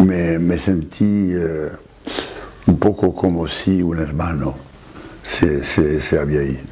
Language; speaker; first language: Spanish; non-native, fluent; French